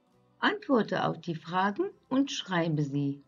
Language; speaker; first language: German; non-native, fluent; Turkish